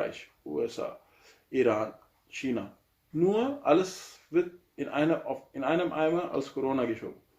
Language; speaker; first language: German; non-native, learner; Urdu